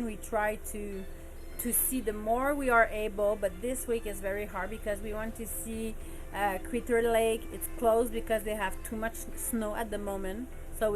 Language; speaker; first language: English; non-native, learner; French